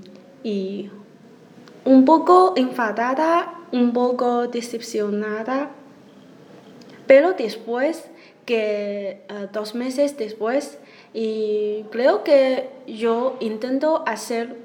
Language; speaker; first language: Spanish; non-native, learner; Chinese